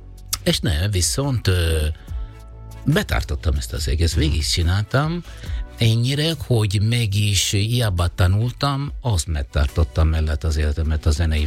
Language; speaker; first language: Hungarian; non-native, learner; Italian